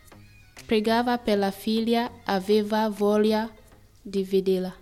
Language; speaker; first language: Italian; non-native, learner; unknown